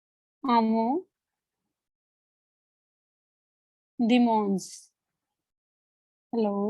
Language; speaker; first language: French; non-native, learner; Hindi